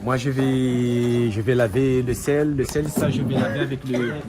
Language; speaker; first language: French; non-native, learner; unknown